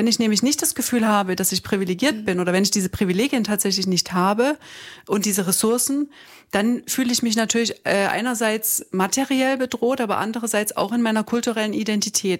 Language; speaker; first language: German; native; German